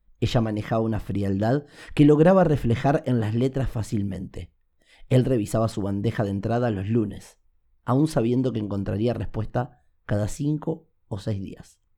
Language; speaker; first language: Spanish; native; Spanish